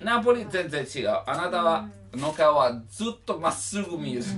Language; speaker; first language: Japanese; non-native, learner; Italian